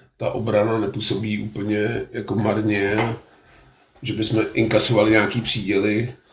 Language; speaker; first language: Czech; native; Czech